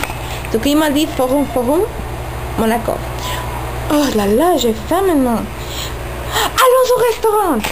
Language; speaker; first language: French; non-native, learner; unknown